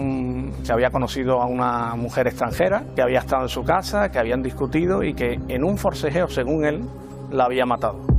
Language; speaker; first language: Spanish; native; Spanish